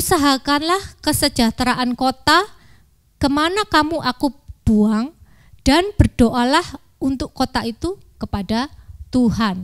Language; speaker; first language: Indonesian; native; Indonesian